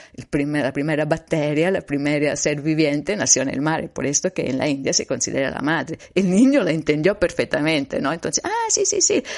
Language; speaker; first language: Spanish; non-native, fluent; Italian